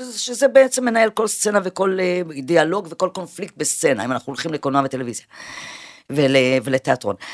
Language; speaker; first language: Hebrew; early bilingual, other home language; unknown